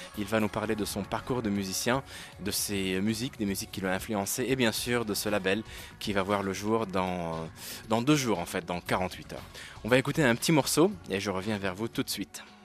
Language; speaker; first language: French; non-native, local second language; Arabic